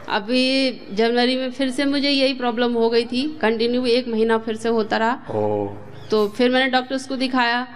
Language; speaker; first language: Hindi; native; Hindi